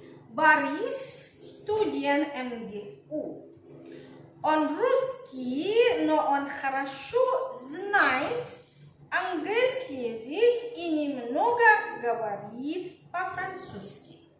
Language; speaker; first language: Russian; non-native, learner; Indonesian